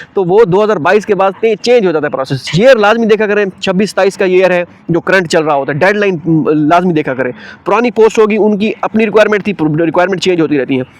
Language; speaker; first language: Urdu; non-native, local second language; Saraiki